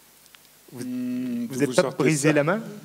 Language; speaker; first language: French; native; French